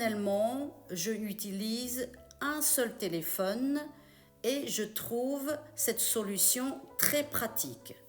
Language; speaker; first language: French; non-native, fluent; Chinese